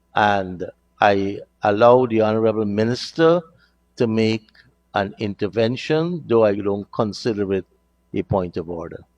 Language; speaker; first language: English; native; English